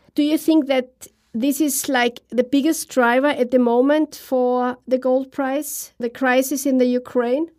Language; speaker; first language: English; non-native, fluent; German